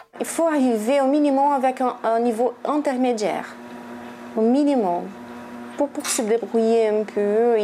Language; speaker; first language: French; non-native, fluent; Portuguese